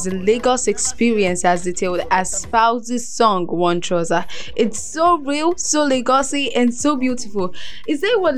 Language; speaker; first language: English; non-native, local second language; Yoruba